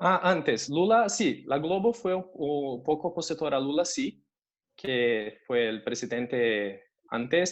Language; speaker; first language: Spanish; non-native, fluent; Portuguese